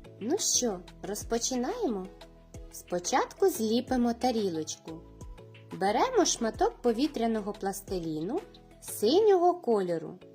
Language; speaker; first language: Ukrainian; native; Ukrainian